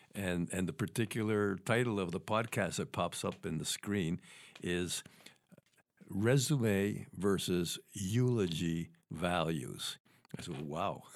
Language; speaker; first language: English; native; English